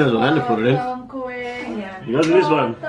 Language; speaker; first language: English; native; English